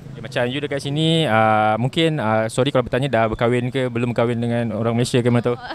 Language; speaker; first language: Malay; native; Malay